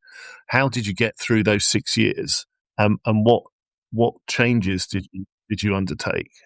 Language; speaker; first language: English; native; English